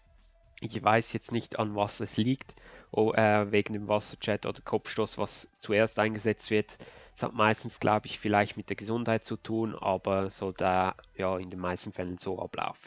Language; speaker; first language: German; native; German